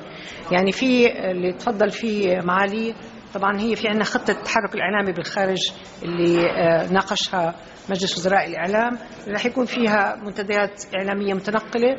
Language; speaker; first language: Arabic; native; Arabic